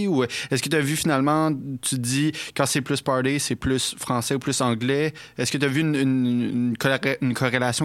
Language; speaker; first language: French; native; French